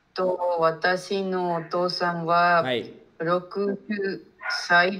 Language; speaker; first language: Japanese; non-native, learner; Spanish